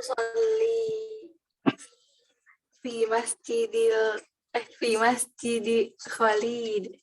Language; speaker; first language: Arabic; non-native, learner; Indonesian